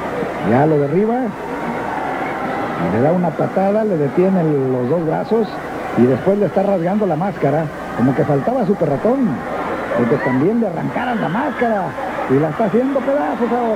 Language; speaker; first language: Spanish; native; Spanish